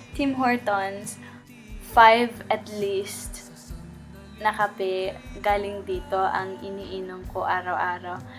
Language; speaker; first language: Filipino; early bilingual, heritage; Filipino